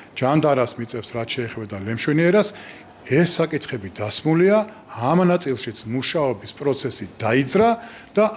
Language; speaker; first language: Georgian; native; Georgian